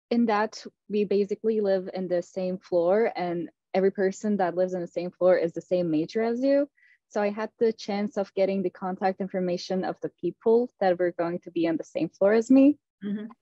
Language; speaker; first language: English; non-native, fluent; Turkish